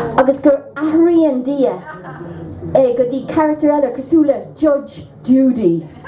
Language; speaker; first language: Irish; non-native, local second language; English